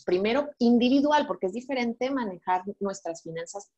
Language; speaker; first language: Spanish; native; Spanish